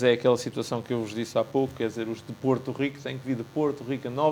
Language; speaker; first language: Portuguese; native; Portuguese